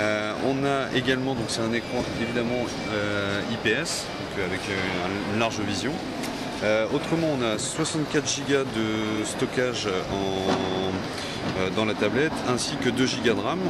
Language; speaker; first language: French; native; French